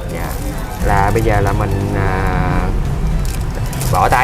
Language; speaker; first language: Vietnamese; native; Vietnamese